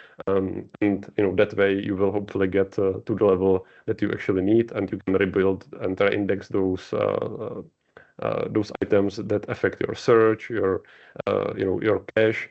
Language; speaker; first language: English; non-native, fluent; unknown